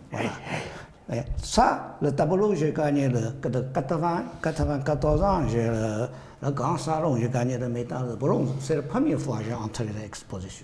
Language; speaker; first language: French; non-native, learner; Chinese